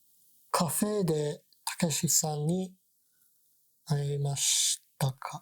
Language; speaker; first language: Japanese; non-native, learner; English